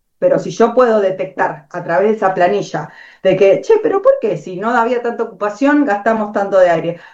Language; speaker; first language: Spanish; native; Spanish